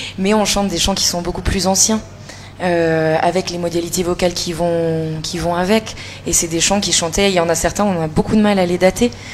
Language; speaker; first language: French; native; French